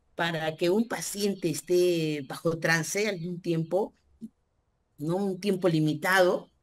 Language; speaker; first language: Spanish; native; Spanish